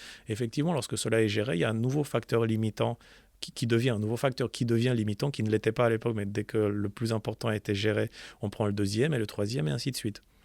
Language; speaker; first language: French; native; French